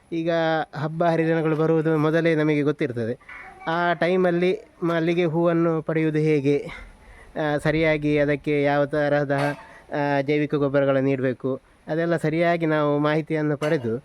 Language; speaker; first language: Kannada; non-native, local second language; Tulu